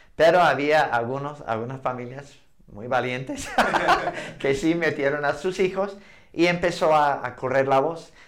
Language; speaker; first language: Spanish; non-native, fluent; English